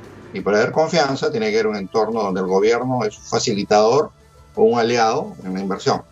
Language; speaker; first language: Spanish; native; Spanish